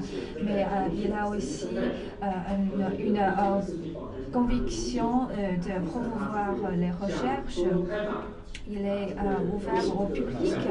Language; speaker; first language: French; non-native, fluent; Chinese